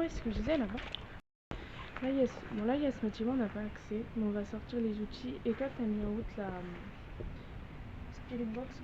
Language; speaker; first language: French; native; French